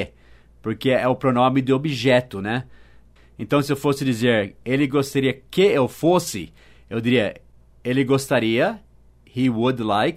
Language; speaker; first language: Portuguese; non-native, fluent; English